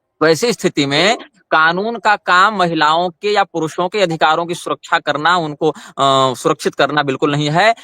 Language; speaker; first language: Hindi; native; Hindi